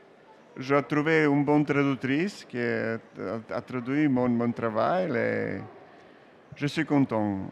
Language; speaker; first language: French; non-native, learner; Serbian